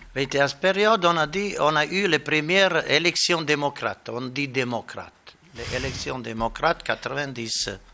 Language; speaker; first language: French; non-native, learner; Bosnian